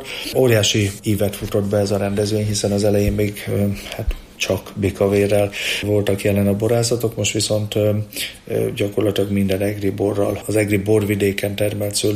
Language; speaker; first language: Hungarian; native; Hungarian